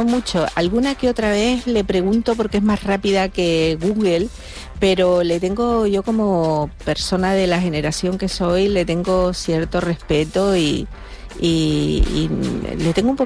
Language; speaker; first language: Spanish; native; Spanish